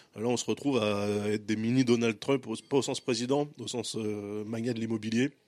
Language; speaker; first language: French; native; French